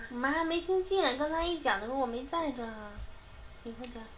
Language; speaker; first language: Chinese; native; Chinese